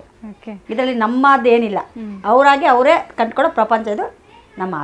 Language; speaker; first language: Kannada; native; Kannada